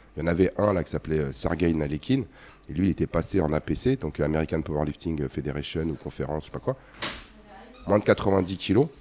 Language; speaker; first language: French; native; French